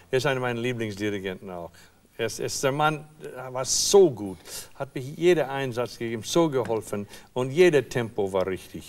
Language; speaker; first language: German; non-native, fluent; English